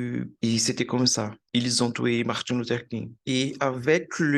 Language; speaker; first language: French; non-native, learner; Portuguese